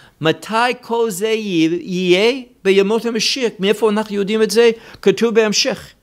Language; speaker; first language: Hebrew; non-native, fluent; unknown